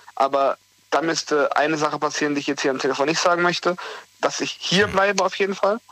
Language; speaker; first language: German; native; German